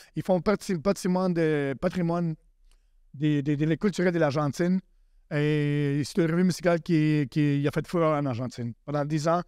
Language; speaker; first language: French; non-native, fluent; Spanish